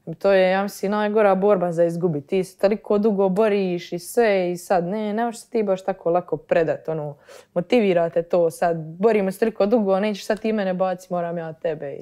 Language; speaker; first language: Croatian; native; Croatian